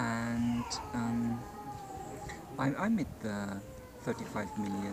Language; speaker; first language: English; non-native, fluent; German